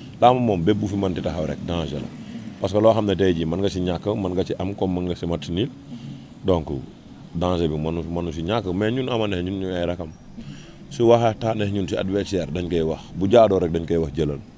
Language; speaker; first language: Wolof; native; Wolof